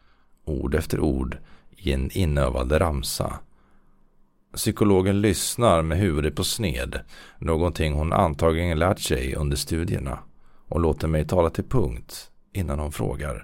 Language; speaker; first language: Swedish; native; Swedish